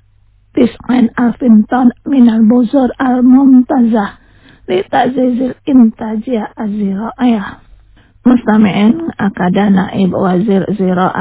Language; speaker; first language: Arabic; non-native, learner; Indonesian